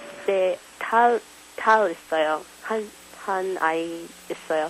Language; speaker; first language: Korean; non-native, learner; English